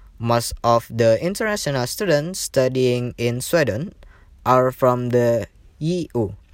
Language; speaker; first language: English; non-native, learner; Indonesian